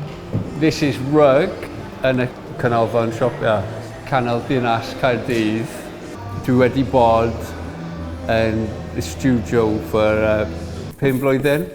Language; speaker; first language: Welsh; non-native, learner; English